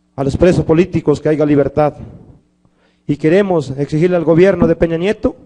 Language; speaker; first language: Spanish; native; Spanish